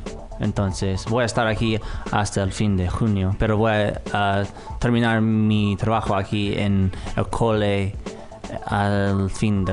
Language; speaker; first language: Spanish; non-native, fluent; English